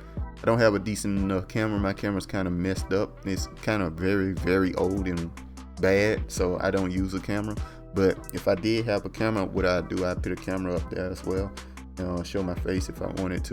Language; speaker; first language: English; native; English